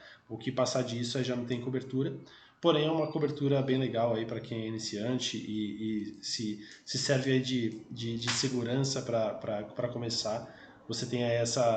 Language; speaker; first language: Portuguese; native; Portuguese